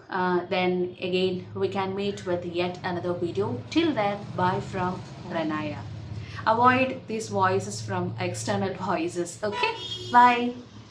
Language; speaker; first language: English; non-native, local second language; Malayalam